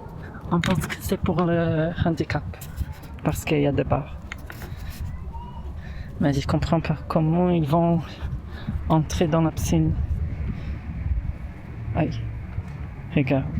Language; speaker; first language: French; non-native, fluent; Portuguese